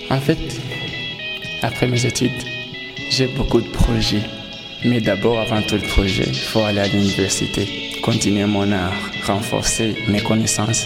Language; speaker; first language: French; non-native, local second language; Rundi